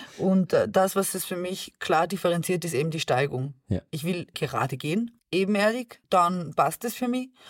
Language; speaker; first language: German; early bilingual, other home language; Serbian